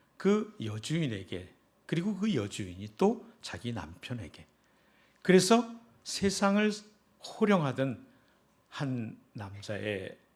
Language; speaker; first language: Korean; native; Korean